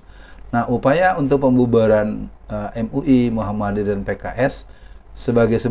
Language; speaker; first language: Indonesian; native; Indonesian